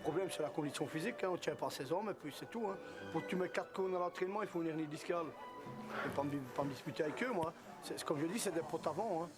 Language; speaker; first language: French; native; French